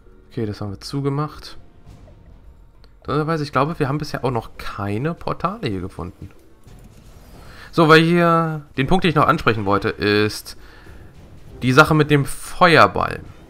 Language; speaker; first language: German; native; German